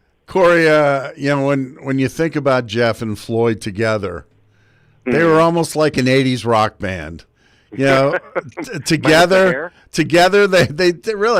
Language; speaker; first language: English; native; English